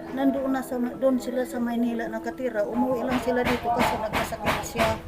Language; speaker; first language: Filipino; non-native, local second language; Waray